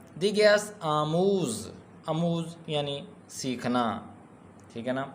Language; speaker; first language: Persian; non-native, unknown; Urdu